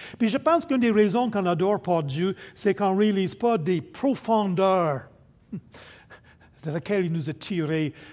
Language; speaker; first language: French; non-native, local second language; English